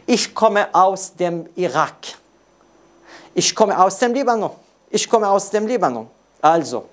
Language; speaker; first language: German; non-native, fluent; Arabic